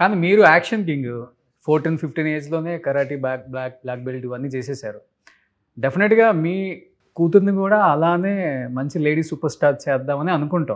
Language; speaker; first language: Telugu; native; Telugu